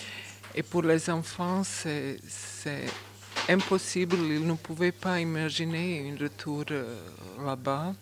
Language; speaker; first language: French; non-native, learner; Bosnian